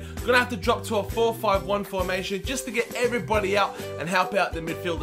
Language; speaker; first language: English; native; English